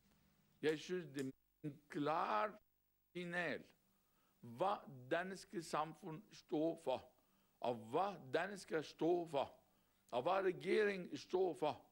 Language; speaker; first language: Danish; non-native, fluent; Arabic